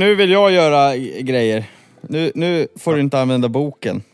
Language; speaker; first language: Swedish; native; Swedish